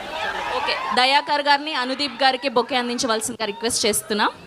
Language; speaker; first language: Telugu; native; Telugu